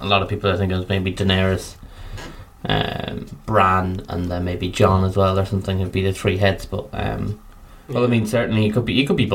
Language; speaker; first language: English; native; English